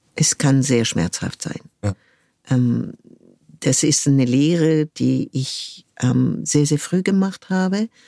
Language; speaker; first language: German; non-native, fluent; French